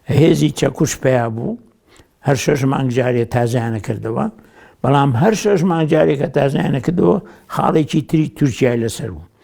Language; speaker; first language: Central Kurdish; native; Central Kurdish